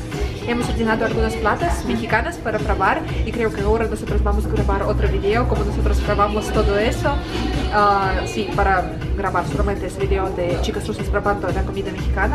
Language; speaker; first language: Spanish; non-native, learner; Russian